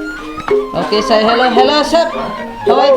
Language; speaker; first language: English; non-native, learner; Indonesian